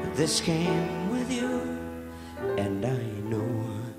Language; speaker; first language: English; native; English